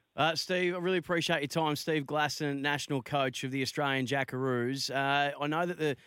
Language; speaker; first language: English; native; English